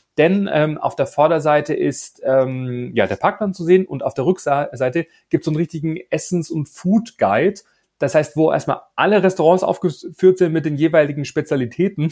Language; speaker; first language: German; native; German